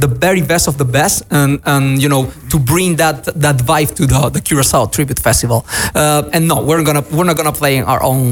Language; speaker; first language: English; non-native, fluent; Spanish